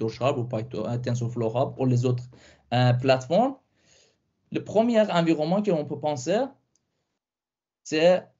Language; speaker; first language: French; non-native, fluent; Persian